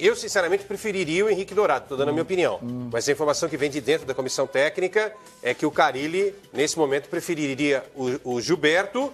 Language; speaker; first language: Portuguese; native; Portuguese